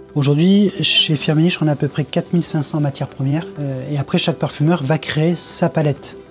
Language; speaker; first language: French; native; French